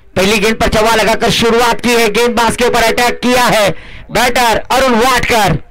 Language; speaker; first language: Hindi; non-native, local second language; Marathi